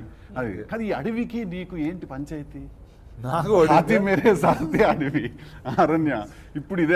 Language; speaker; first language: Telugu; native; Telugu